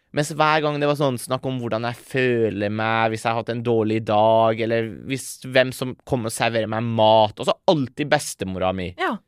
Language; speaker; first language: Norwegian; early bilingual, other home language; Persian